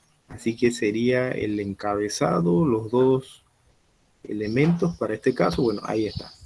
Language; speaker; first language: Spanish; native; Spanish